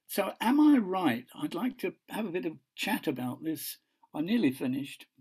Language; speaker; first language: English; native; English